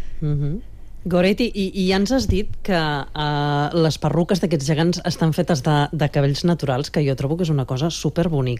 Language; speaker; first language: Catalan; native; Catalan